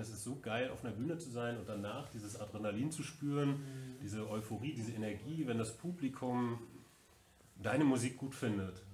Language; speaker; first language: German; native; German